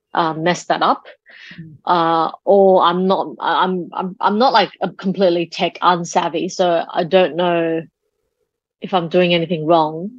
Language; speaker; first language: English; early bilingual, other home language; Chinese